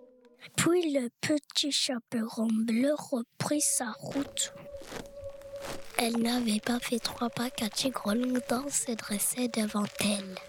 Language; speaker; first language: French; native; French